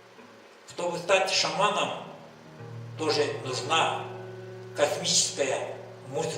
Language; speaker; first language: Russian; non-native, local second language; Yakut